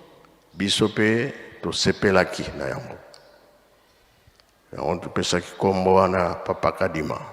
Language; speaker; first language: Lingala; non-native, local second language; Kongo